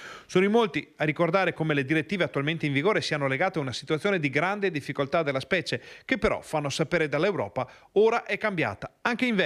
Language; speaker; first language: Italian; native; Italian